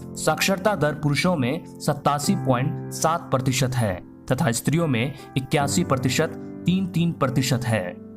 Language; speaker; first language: Hindi; native; Hindi